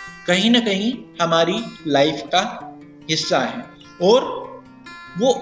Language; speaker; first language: Hindi; native; Hindi